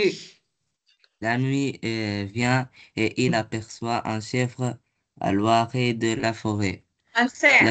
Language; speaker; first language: French; non-native, learner; Arabic